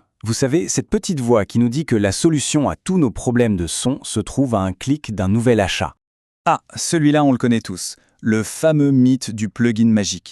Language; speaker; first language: French; native; French